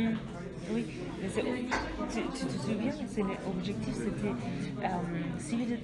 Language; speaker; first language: French; non-native, learner; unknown